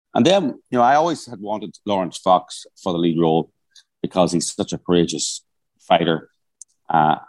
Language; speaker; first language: English; native; English